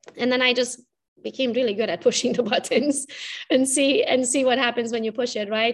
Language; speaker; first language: English; non-native, fluent; Romanian